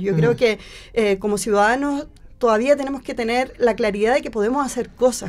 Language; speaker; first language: Spanish; native; Spanish